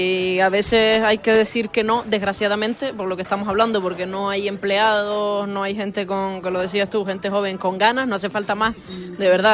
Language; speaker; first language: Spanish; native; Spanish